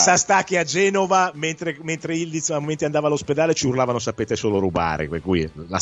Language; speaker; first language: Italian; native; Italian